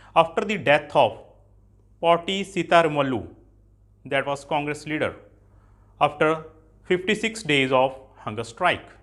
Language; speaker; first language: English; non-native, local second language; Punjabi